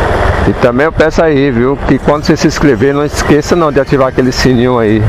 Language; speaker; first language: Portuguese; native; Portuguese